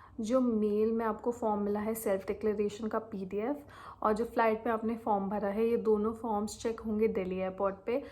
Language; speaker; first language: Hindi; native; Hindi